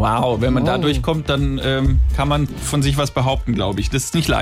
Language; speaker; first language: German; native; German